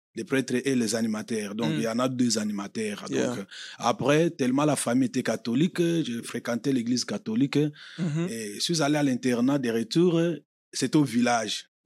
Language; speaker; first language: French; non-native, local second language; Lingala